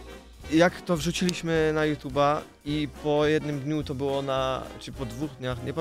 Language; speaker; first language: Polish; early bilingual, other home language; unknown